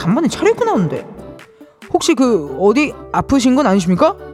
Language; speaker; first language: Korean; native; Korean